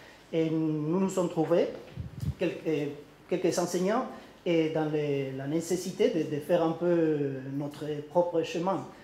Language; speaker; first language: French; non-native, learner; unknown